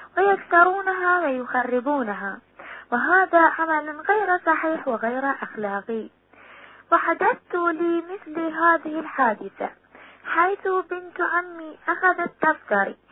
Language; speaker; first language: Arabic; non-native, local second language; Persian